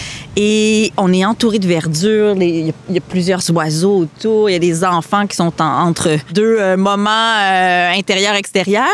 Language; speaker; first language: French; native; French